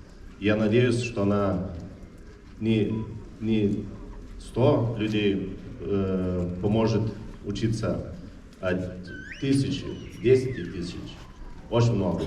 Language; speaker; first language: Russian; non-native, learner; Lithuanian